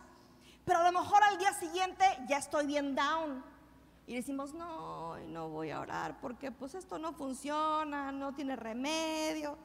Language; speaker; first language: Spanish; native; Spanish